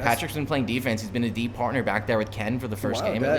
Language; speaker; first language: English; native; English